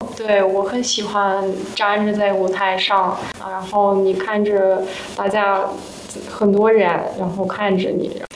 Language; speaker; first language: Chinese; non-native, fluent; Russian